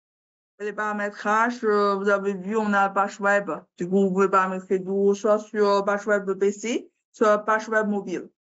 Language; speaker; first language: French; non-native, learner; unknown